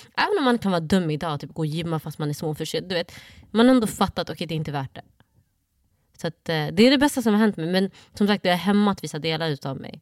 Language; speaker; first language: Swedish; early bilingual, other home language; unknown